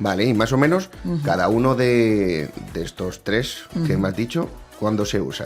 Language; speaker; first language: Spanish; native; Spanish